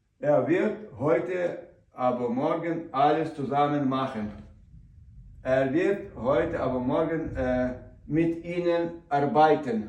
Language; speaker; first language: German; non-native, learner; Ukrainian